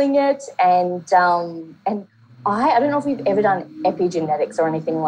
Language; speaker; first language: English; native; English